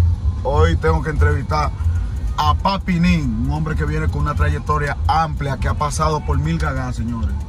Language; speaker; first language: Spanish; native; Spanish